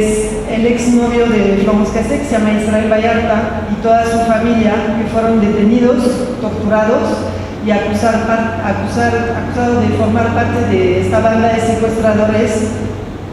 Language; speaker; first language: Spanish; non-native, fluent; French